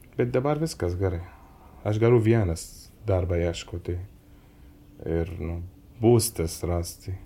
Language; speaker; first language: Lithuanian; non-native, learner; Arabic